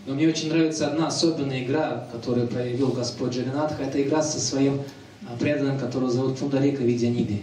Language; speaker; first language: Russian; native; Russian